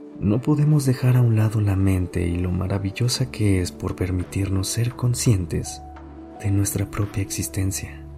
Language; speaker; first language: Spanish; native; Spanish